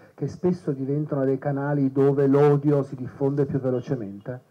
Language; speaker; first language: Italian; native; Italian